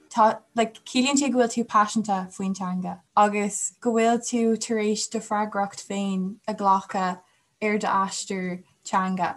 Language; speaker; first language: Irish; non-native, local second language; English